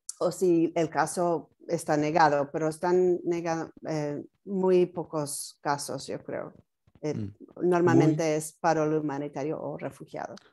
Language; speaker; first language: Spanish; non-native, fluent; English